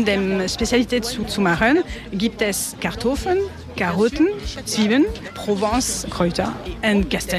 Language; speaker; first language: German; non-native, learner; French